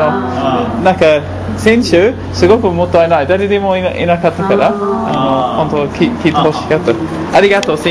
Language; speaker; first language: Japanese; non-native, learner; English